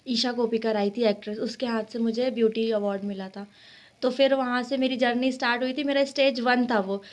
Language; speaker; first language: Hindi; native; Hindi